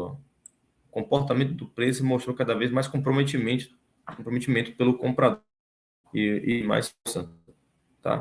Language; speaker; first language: Portuguese; native; Portuguese